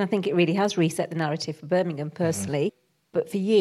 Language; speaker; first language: English; native; English